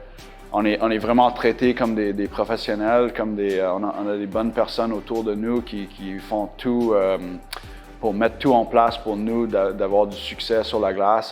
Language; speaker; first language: French; non-native, local second language; English